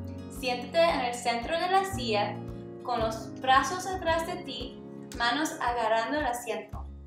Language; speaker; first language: Spanish; non-native, learner; English